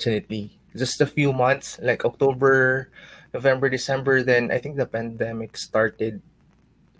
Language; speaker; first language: English; non-native, local second language; Aklanon